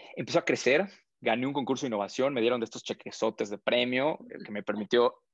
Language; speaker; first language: Spanish; native; Spanish